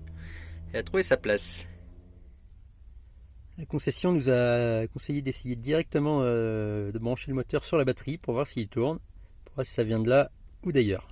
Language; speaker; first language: French; native; French